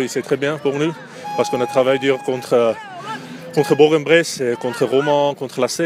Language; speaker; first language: French; non-native, learner; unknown